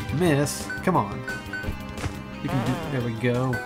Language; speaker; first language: English; native; English